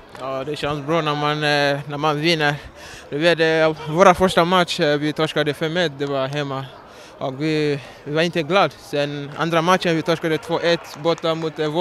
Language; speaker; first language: Swedish; non-native, learner; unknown